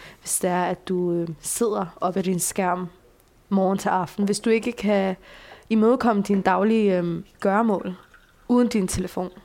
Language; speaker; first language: Danish; early bilingual, other home language; Bulgarian